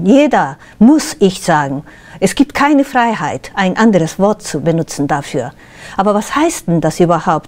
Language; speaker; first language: German; non-native, fluent; Japanese